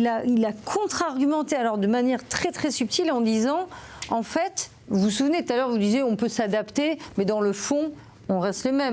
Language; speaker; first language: French; native; French